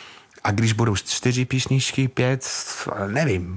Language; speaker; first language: Czech; non-native, fluent; English